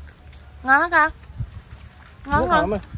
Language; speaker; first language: Vietnamese; native; Vietnamese